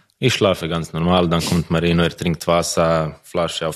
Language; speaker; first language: German; non-native, learner; Croatian